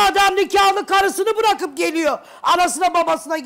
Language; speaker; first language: Turkish; native; Turkish